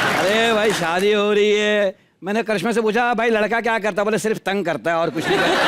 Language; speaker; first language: Hindi; native; Hindi